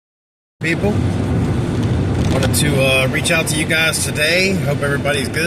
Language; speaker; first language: English; native; English